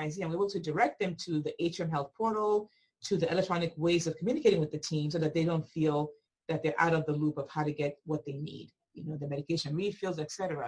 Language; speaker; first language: English; non-native, local second language; Igbo